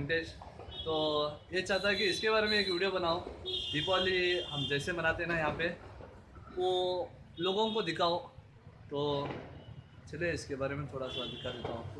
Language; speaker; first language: Hindi; non-native, local second language; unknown